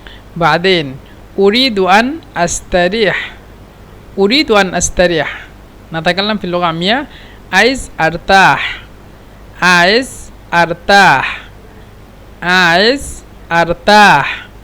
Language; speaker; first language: Arabic; non-native, fluent; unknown